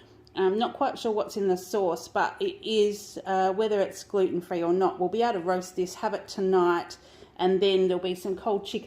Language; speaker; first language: English; native; English